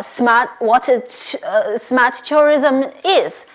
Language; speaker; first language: English; non-native, learner; Chinese